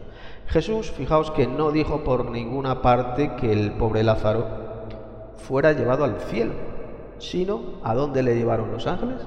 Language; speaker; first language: Spanish; native; Spanish